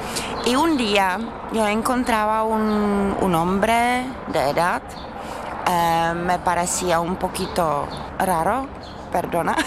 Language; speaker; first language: Spanish; non-native, fluent; Czech